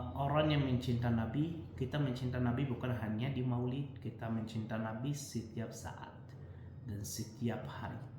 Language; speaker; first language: Indonesian; non-native, fluent; Arabic